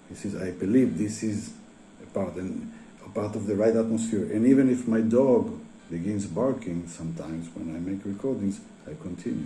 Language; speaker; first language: English; non-native, fluent; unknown